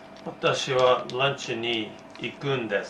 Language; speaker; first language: Japanese; non-native, learner; English